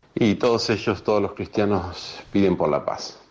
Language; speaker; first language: Spanish; native; Spanish